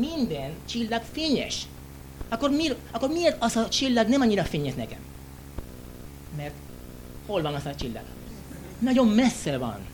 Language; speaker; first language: Hungarian; non-native, learner; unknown